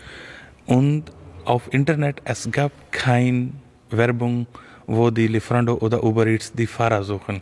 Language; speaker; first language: German; non-native, learner; Urdu